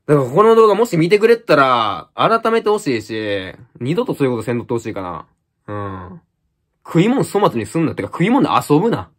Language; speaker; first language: Japanese; native; Japanese